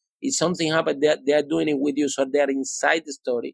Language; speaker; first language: English; non-native, fluent; Spanish